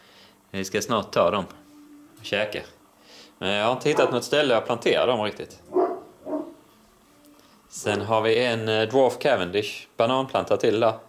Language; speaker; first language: Swedish; native; Swedish